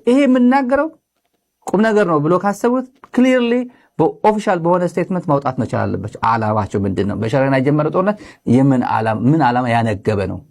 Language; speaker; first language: Amharic; non-native, local second language; Tigrinya